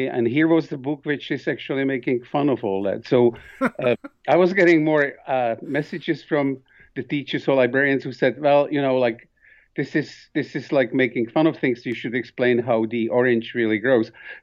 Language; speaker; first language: English; non-native, fluent; Czech